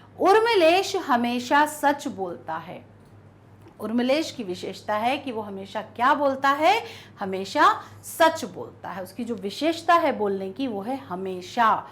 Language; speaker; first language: Hindi; native; Hindi